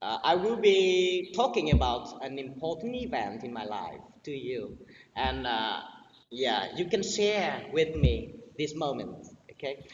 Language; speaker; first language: English; non-native, learner; Vietnamese